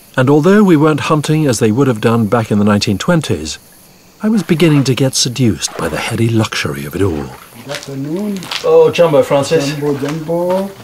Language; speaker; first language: English; native; English